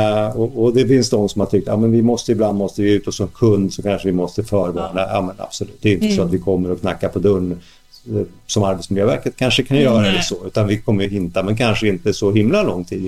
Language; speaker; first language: Swedish; native; Swedish